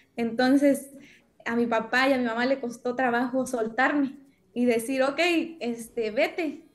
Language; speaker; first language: Spanish; native; Spanish